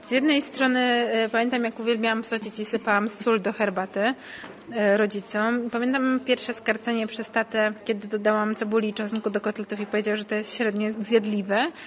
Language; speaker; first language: Polish; native; Polish